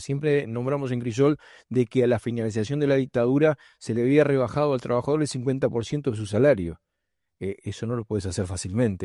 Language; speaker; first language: Spanish; native; Spanish